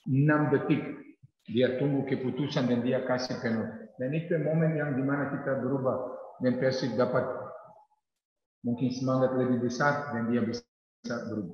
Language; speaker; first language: Indonesian; non-native, learner; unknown